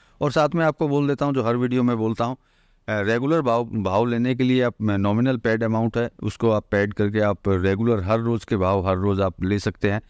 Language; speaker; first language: Hindi; native; Hindi